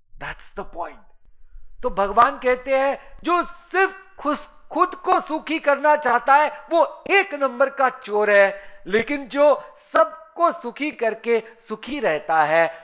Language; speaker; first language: Hindi; native; Hindi